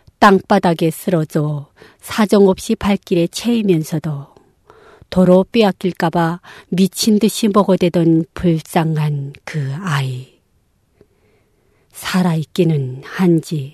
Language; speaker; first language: Korean; non-native, local second language; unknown